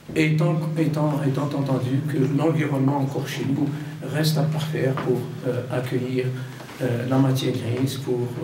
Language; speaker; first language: French; non-native, local second language; Arabic